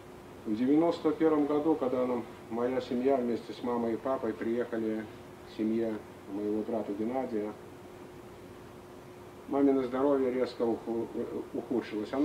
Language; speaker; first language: Russian; native; Russian